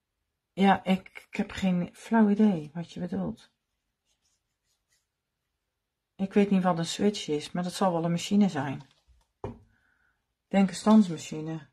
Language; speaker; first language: Dutch; native; Dutch